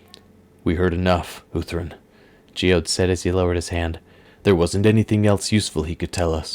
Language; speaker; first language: English; native; English